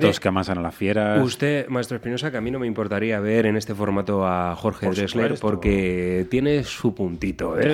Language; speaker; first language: Spanish; native; Spanish